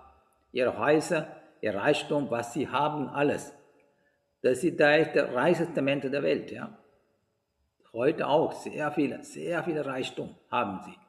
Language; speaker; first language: German; non-native, fluent; Sinhala